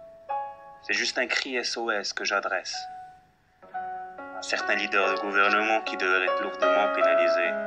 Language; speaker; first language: French; non-native, local second language; Arabic